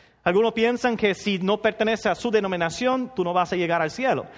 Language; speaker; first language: Spanish; non-native, fluent; English